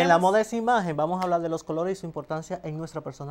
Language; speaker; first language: Spanish; native; Spanish